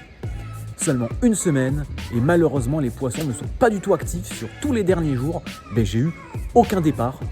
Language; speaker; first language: French; native; French